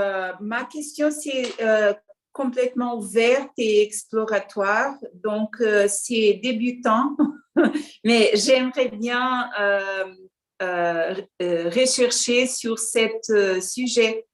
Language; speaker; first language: French; non-native, learner; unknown